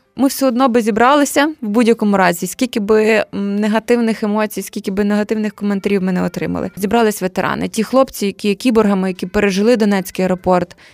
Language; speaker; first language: Ukrainian; native; Ukrainian